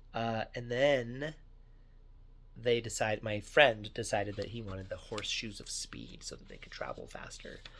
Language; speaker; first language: English; native; English